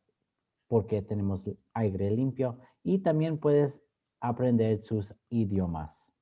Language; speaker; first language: Spanish; early bilingual, other home language; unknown